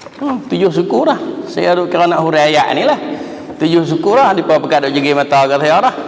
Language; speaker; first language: Malay; native; Malay